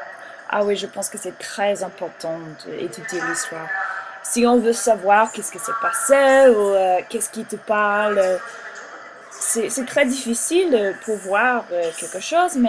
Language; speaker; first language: French; non-native, learner; English